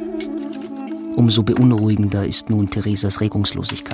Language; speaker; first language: German; native; German